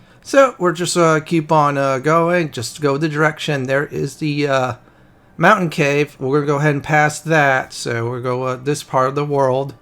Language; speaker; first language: English; native; English